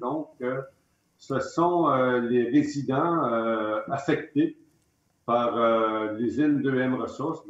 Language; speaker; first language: French; native; French